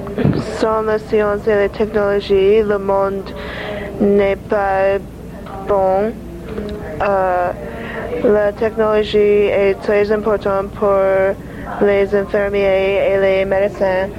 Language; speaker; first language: French; non-native, learner; English